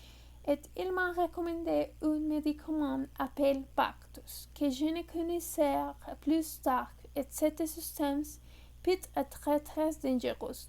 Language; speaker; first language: French; non-native, learner; Spanish